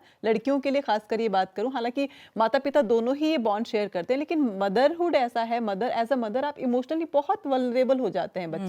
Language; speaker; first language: Hindi; native; Hindi